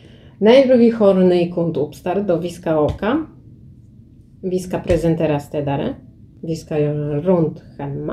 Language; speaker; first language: Swedish; non-native, learner; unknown